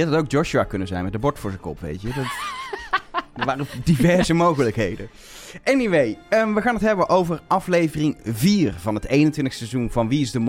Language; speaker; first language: Dutch; native; Dutch